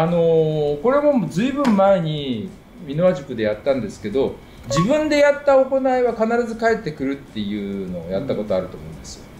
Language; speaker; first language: Japanese; native; Japanese